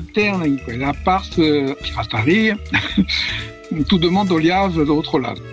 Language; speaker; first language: Portuguese; non-native, fluent; French